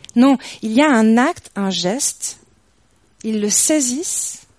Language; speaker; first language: French; native; French